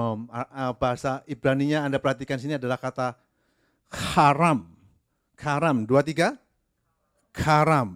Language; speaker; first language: Indonesian; native; Indonesian